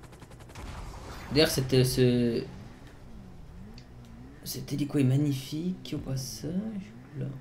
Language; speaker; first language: French; native; French